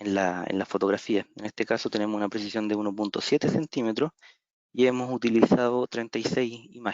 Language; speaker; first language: Spanish; native; Spanish